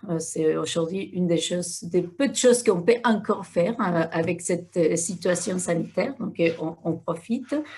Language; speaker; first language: French; non-native, fluent; Spanish